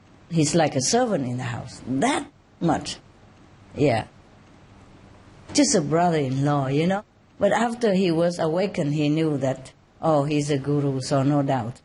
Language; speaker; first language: English; non-native, fluent; Vietnamese